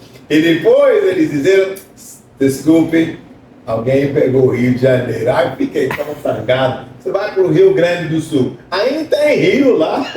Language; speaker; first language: Portuguese; non-native, fluent; English